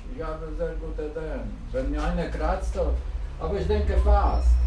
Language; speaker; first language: German; non-native, learner; Polish